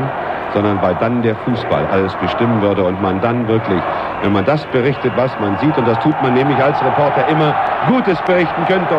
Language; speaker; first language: German; native; German